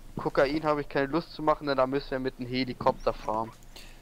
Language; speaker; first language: German; native; German